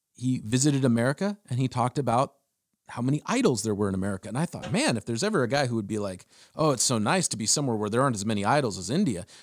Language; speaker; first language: English; early bilingual, other home language; German